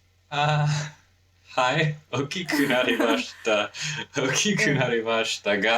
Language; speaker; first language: Japanese; non-native, learner; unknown